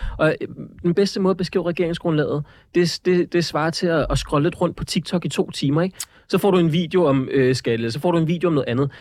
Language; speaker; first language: Danish; early bilingual, other home language; Central Kurdish